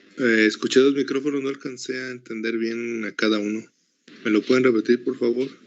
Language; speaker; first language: Spanish; native; Spanish